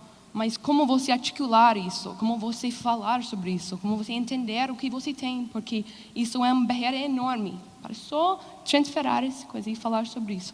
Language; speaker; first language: Portuguese; non-native, fluent; English